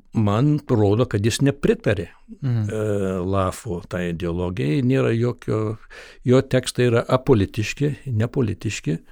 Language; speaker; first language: Lithuanian; early bilingual, heritage; Lithuanian